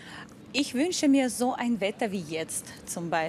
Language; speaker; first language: German; non-native, fluent; Russian